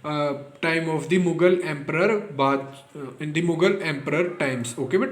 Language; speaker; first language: English; non-native, local second language; Hindi